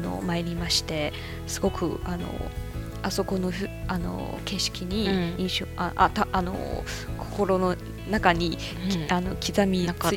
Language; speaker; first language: Japanese; non-native, fluent; Chinese